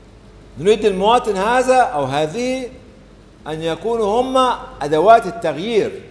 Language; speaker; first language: Arabic; native; Arabic